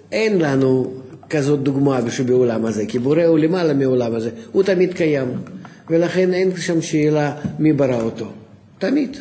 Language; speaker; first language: Hebrew; non-native, fluent; Russian